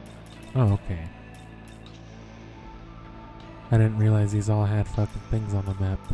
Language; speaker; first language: English; native; English